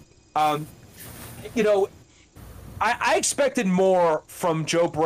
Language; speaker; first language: English; native; English